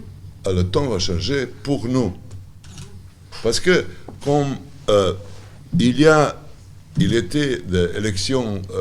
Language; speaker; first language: French; non-native, learner; Serbian